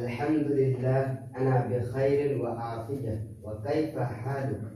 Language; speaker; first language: Arabic; non-native, learner; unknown